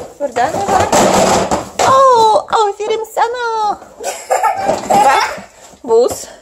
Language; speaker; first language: Turkish; non-native, learner; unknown